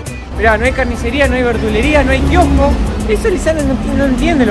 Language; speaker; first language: Spanish; native; Spanish